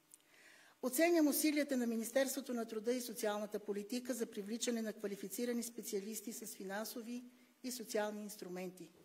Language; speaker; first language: Bulgarian; native; Bulgarian